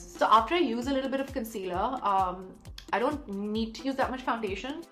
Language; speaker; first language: English; non-native, local second language; Hindi